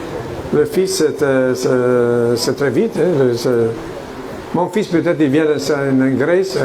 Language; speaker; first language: French; non-native, fluent; Italian